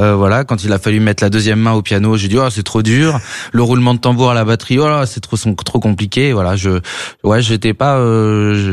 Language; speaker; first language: French; native; French